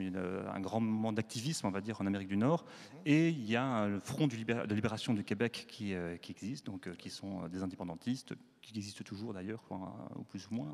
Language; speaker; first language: French; native; French